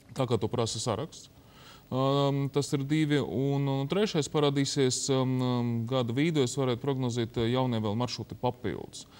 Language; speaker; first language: Latvian; non-native, local second language; Russian